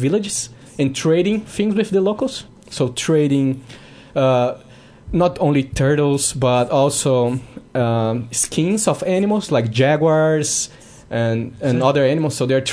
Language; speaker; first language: English; non-native, fluent; Portuguese